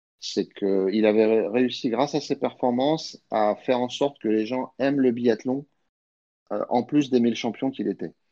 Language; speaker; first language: French; early bilingual, other home language; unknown